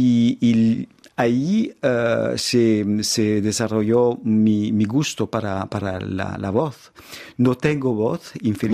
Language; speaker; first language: Spanish; non-native, fluent; French